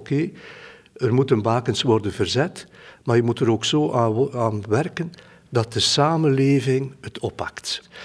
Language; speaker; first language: Dutch; native; Dutch